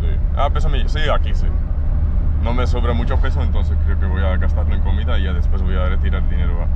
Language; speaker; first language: Spanish; non-native, fluent; English